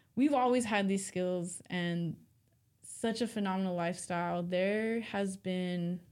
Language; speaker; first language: English; native; English